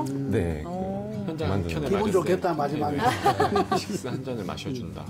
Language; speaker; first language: Korean; native; Korean